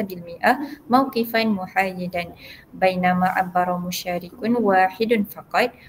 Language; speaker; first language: Arabic; non-native, learner; Malay